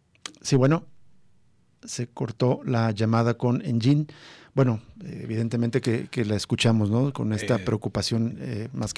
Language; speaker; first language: Spanish; native; Spanish